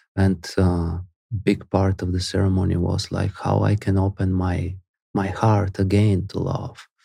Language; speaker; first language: English; non-native, fluent; Spanish